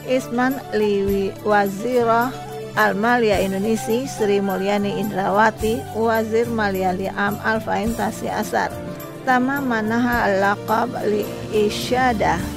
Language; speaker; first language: Arabic; non-native, learner; Indonesian